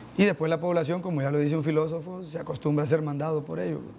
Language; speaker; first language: Spanish; native; Spanish